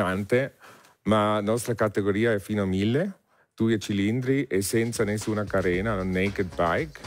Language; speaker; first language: Italian; non-native, learner; German